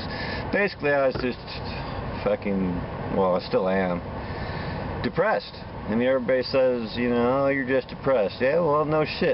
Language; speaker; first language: English; native; English